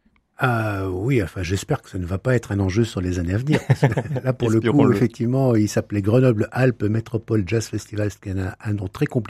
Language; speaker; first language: French; native; French